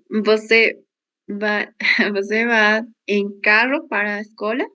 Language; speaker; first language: Portuguese; non-native, learner; Spanish